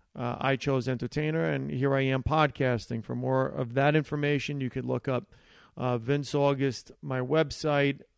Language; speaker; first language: English; early bilingual, other home language; Italian